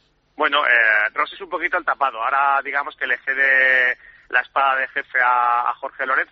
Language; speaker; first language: Spanish; native; Spanish